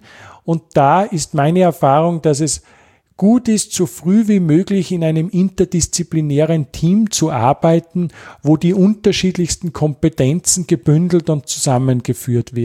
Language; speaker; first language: German; native; German